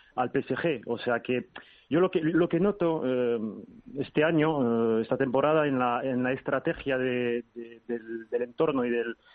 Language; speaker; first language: Spanish; early bilingual, heritage; French